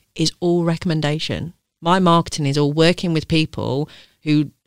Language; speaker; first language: English; native; English